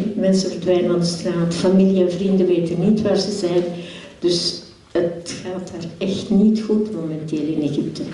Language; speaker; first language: Dutch; native; Dutch